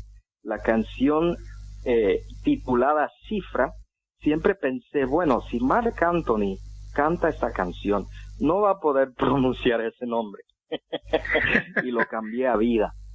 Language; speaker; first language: Spanish; non-native, fluent; English